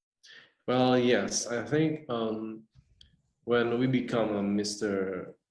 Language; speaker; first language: English; non-native, fluent; Indonesian